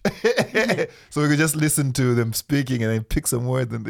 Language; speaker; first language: English; non-native, local second language; Shona